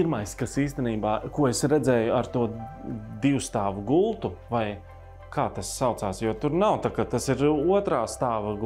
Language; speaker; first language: Latvian; native; Latvian